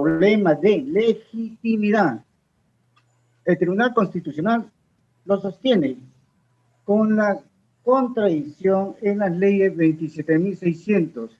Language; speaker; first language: Spanish; native; Spanish